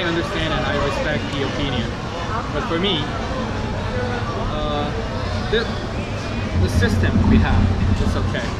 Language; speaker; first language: English; non-native, fluent; Korean